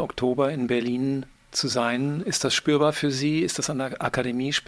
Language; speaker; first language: German; native; German